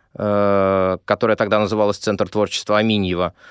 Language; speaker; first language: Russian; native; Russian